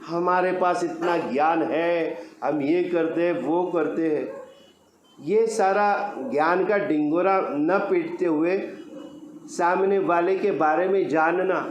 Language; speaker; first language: Hindi; non-native, local second language; Marathi